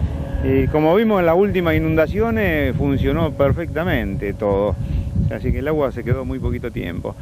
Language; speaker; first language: Spanish; native; Spanish